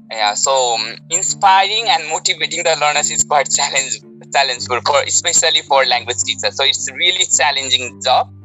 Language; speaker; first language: English; non-native, local second language; Nepali